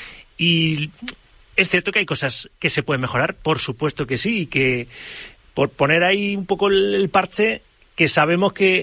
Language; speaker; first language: Spanish; native; Spanish